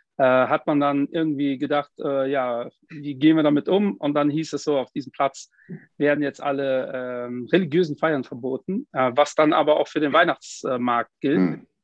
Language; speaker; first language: German; early bilingual, other home language; Portuguese